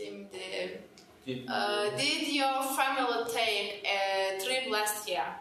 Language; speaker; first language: English; non-native, learner; Turkish